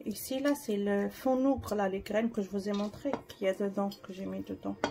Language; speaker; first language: French; non-native, local second language; Arabic